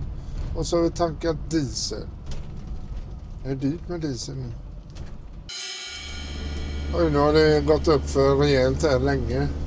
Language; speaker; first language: Swedish; native; Swedish